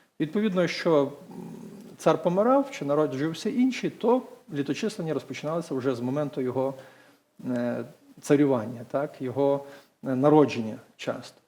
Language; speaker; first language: Ukrainian; native; Ukrainian